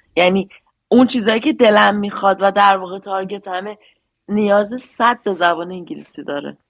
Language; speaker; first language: Persian; native; Persian